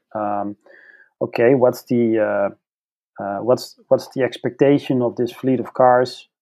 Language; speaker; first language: English; non-native, fluent; Dutch